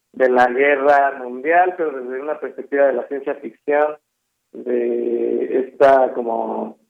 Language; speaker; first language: Spanish; native; Spanish